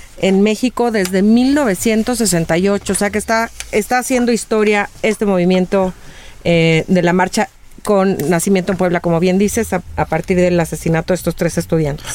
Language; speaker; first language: Spanish; native; Spanish